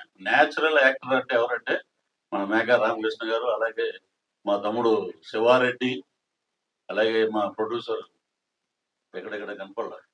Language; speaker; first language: Telugu; native; Telugu